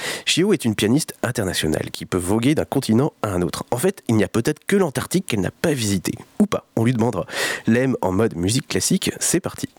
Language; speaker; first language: French; native; French